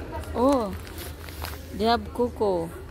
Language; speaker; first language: English; non-native, learner; Filipino